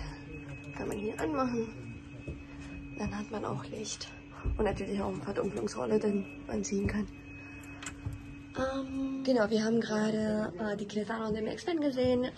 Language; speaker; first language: German; native; German